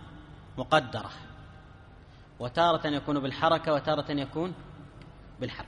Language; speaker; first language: Arabic; native; Arabic